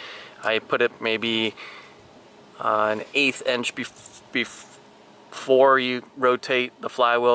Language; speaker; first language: English; native; English